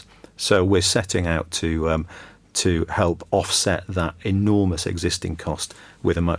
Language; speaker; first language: English; native; English